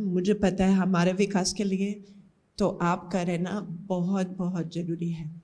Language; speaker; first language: Hindi; non-native, learner; English